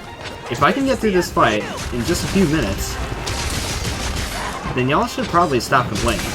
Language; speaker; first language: English; native; English